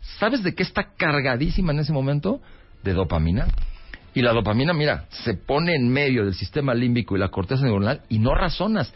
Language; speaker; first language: Spanish; native; Spanish